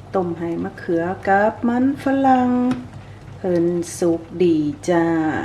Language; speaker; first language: Thai; native; Thai